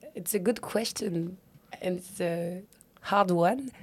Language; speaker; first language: English; non-native, learner; French